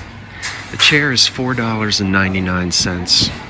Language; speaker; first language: English; native; English